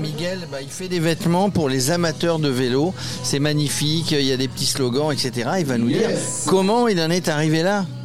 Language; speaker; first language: French; native; French